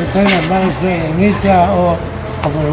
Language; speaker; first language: English; non-native, learner; Indonesian